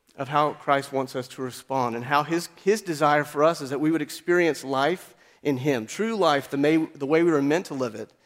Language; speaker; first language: English; native; English